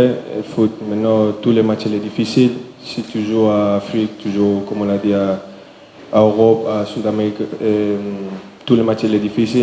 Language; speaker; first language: French; non-native, fluent; Spanish